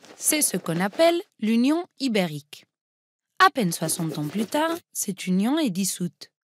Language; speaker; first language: French; non-native, fluent; Spanish